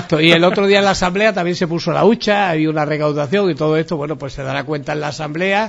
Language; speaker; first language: Spanish; native; Spanish